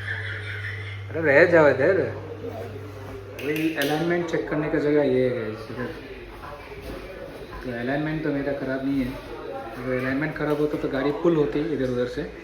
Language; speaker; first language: Hindi; native; Hindi